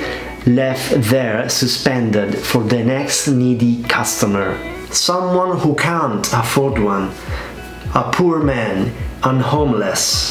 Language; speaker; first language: English; non-native, fluent; Italian